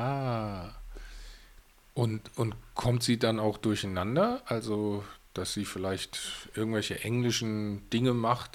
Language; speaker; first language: German; native; German